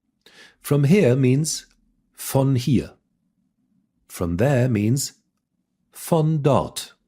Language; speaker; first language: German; non-native, fluent; English